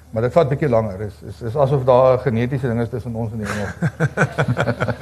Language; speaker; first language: Afrikaans; native; Afrikaans